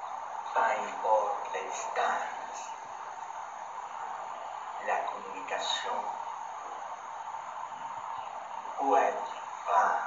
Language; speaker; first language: French; non-native, learner; Spanish